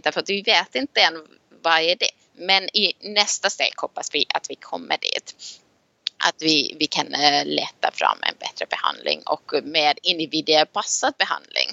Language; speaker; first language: Swedish; non-native, local second language; Finnish